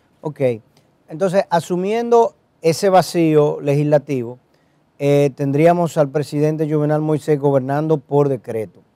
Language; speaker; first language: Spanish; native; Spanish